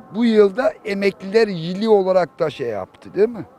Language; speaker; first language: Turkish; native; Turkish